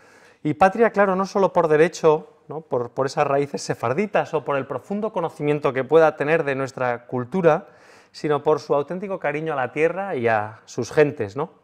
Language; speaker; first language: Spanish; native; Spanish